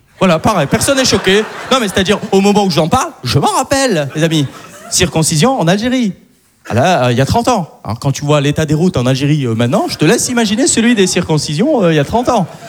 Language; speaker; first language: French; early bilingual, other home language; Arabic